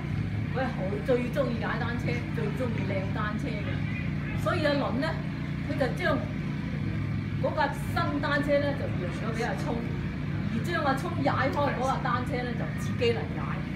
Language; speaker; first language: Cantonese; native; Cantonese